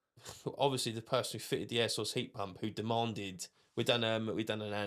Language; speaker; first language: English; native; English